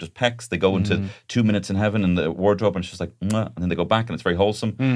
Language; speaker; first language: English; native; English